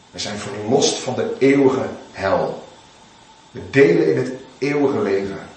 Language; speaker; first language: Dutch; native; Dutch